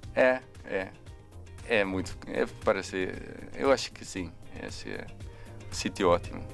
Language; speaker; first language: Portuguese; non-native, learner; Dutch